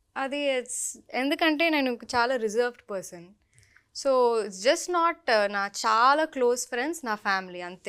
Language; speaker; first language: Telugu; non-native, local second language; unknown